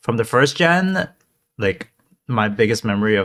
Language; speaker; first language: English; non-native, local second language; Cantonese